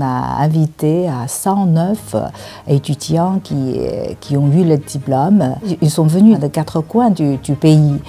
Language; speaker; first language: French; non-native, fluent; Chinese